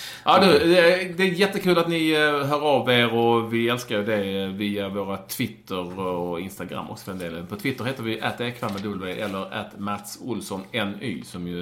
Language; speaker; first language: Swedish; native; Swedish